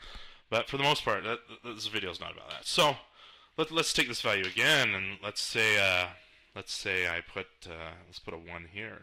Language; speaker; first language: English; native; English